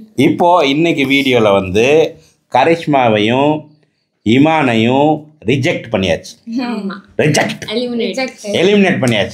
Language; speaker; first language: Tamil; native; Tamil